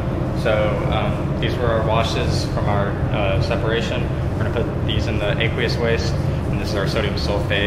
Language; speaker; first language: English; native; English